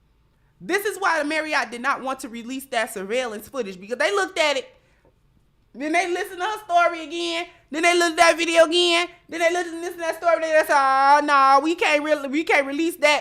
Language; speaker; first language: English; native; English